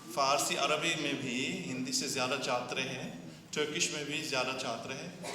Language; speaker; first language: Hindi; non-native, fluent; German